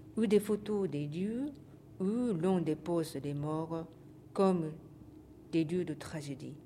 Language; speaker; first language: French; non-native, fluent; Japanese